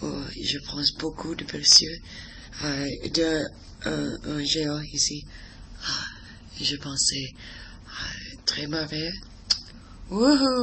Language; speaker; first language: French; non-native, learner; English